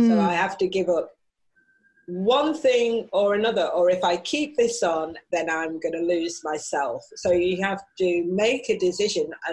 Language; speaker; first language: English; native; English